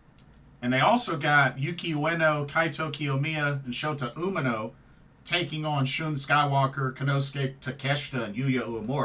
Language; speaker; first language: English; native; English